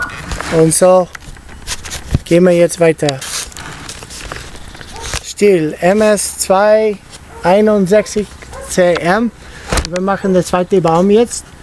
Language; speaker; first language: German; non-native, fluent; Italian